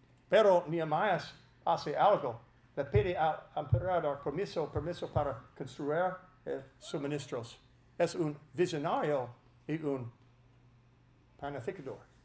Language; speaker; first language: Spanish; non-native, learner; English